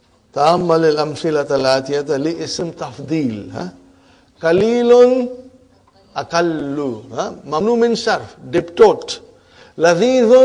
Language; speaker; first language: Arabic; non-native, fluent; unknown